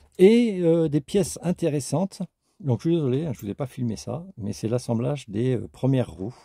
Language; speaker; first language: French; native; French